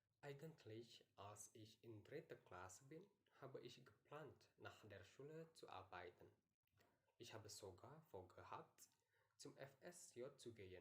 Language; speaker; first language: German; non-native, learner; Indonesian